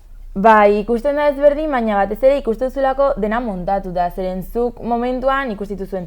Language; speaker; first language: Basque; non-native, local second language; Spanish